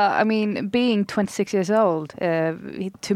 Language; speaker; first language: English; non-native, fluent; Swedish